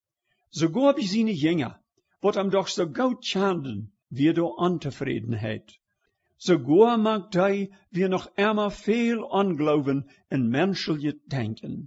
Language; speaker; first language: German; early bilingual, heritage; Plautdietsch